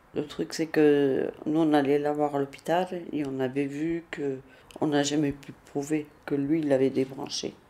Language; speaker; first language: French; early bilingual, other home language; Italian